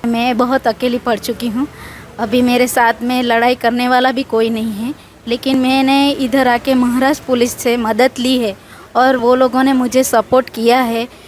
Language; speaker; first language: Hindi; non-native, local second language; Gujarati